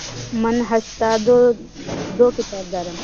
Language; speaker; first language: Persian; non-native, learner; Urdu